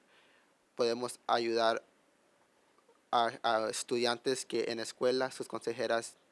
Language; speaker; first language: Spanish; early bilingual, heritage; Spanish